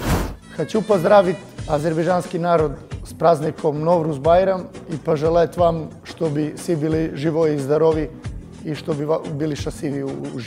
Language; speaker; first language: Russian; non-native, learner; Serbian